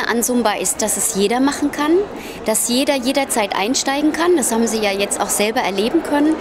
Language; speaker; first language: German; native; German